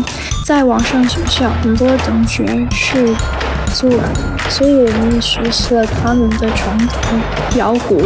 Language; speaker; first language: Chinese; non-native, learner; English